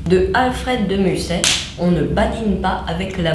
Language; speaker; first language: French; non-native, fluent; Czech